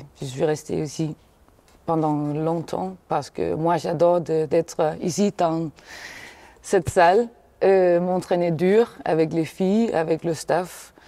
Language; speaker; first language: French; non-native, fluent; Danish